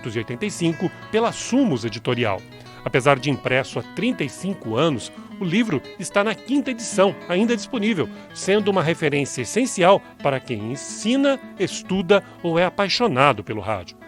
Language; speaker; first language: Portuguese; native; Portuguese